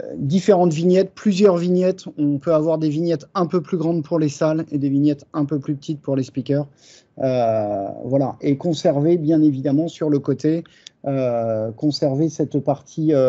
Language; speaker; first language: French; native; French